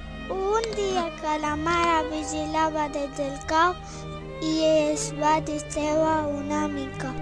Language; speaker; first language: Catalan; non-native, learner; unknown